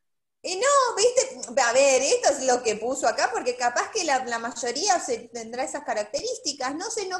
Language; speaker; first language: Spanish; native; Spanish